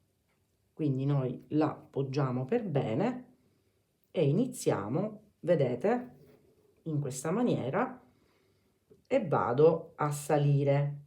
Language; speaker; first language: Italian; native; Italian